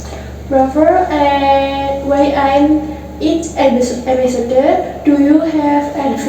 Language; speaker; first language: English; non-native, learner; Indonesian